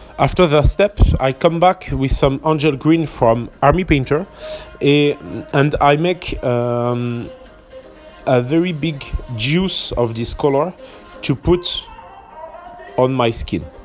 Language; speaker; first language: English; non-native, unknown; French